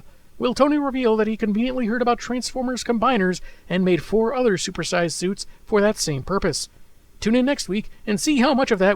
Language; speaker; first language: English; native; English